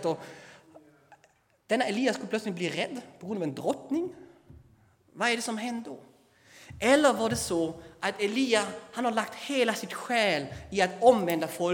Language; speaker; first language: Swedish; non-native, fluent; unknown